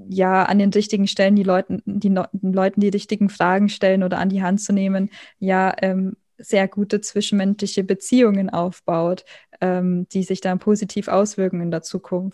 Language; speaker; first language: German; native; German